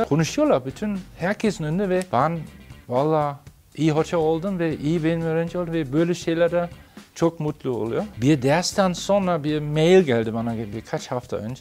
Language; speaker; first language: Turkish; non-native, fluent; German